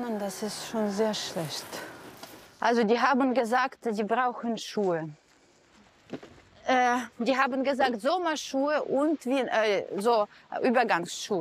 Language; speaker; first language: German; non-native, fluent; Russian